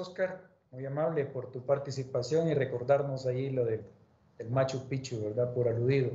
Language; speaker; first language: Spanish; native; Spanish